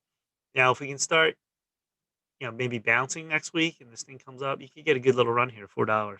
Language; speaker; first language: English; native; English